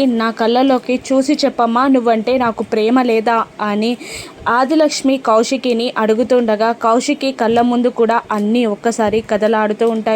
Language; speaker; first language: Telugu; native; Telugu